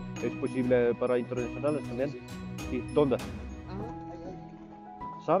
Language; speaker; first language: Spanish; non-native, learner; Estonian